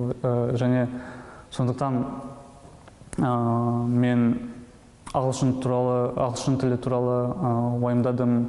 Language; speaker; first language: Kazakh; non-native, local second language; Russian